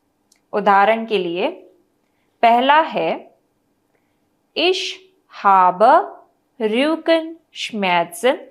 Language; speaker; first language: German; non-native, fluent; Hindi